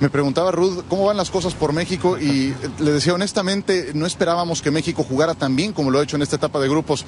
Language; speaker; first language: Spanish; native; Spanish